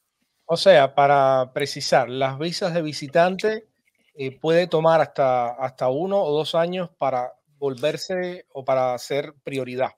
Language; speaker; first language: Spanish; native; Spanish